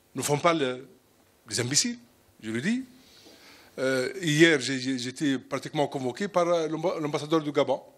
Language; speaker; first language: French; non-native, local second language; Arabic